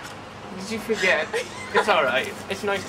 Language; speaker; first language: English; native; English